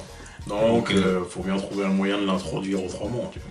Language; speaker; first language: French; native; French